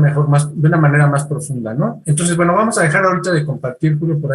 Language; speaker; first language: Spanish; native; Spanish